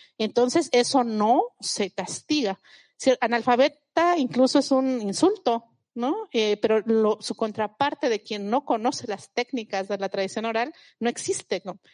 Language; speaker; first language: Spanish; non-native, local second language; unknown